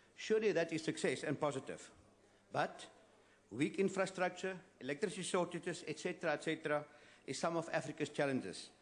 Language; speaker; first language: English; non-native, local second language; Afrikaans